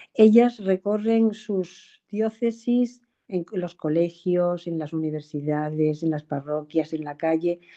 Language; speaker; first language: Spanish; native; Spanish